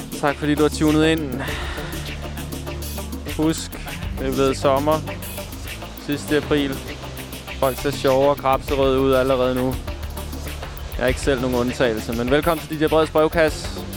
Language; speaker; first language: Danish; native; Danish